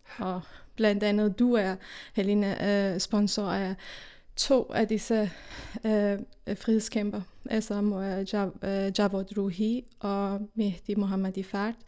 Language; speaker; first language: Danish; early bilingual, other home language; Persian